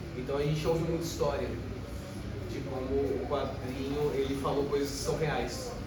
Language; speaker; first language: Portuguese; native; Portuguese